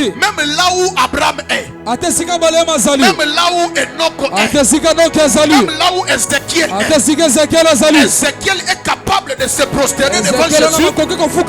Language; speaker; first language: French; non-native, local second language; Lingala